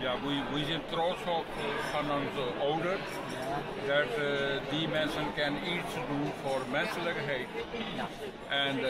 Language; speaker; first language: Dutch; non-native, learner; Punjabi